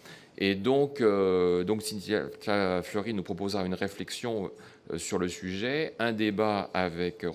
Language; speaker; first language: French; native; French